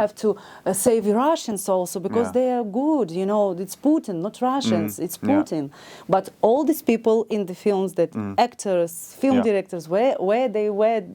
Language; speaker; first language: English; non-native, learner; Ukrainian